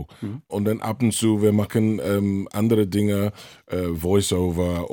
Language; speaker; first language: German; non-native, learner; English